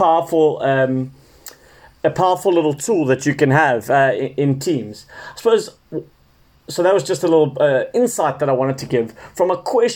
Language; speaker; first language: English; native; English